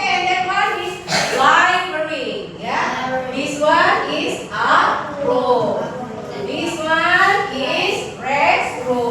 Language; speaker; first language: English; non-native, learner; Indonesian